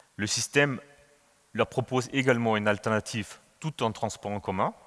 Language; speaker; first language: French; non-native, fluent; German